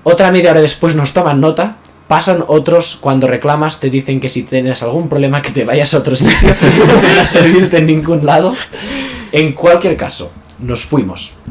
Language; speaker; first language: Spanish; non-native, local second language; Catalan